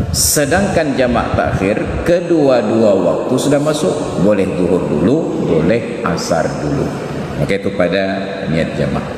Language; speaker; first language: Malay; non-native, local second language; Achinese